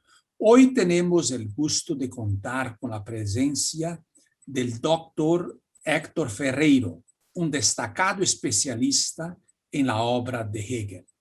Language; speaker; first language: Spanish; non-native, fluent; Portuguese